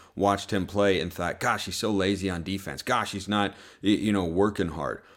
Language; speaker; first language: English; native; English